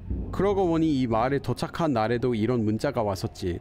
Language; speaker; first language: Korean; non-native, fluent; English